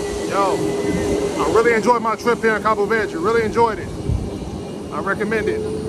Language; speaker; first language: English; native; English